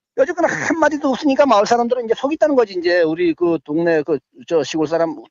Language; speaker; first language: Korean; native; Korean